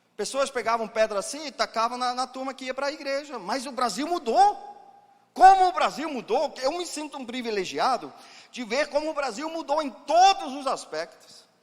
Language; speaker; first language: Portuguese; non-native, fluent; German